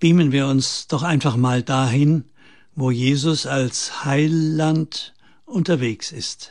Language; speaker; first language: German; native; German